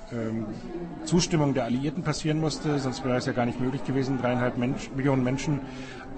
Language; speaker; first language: German; native; German